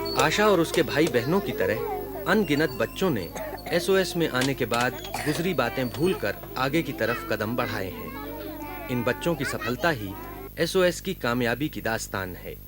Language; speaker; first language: Hindi; native; Hindi